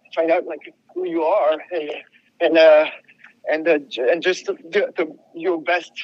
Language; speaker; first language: English; non-native, fluent; French